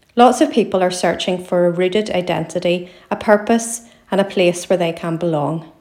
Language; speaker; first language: English; native; English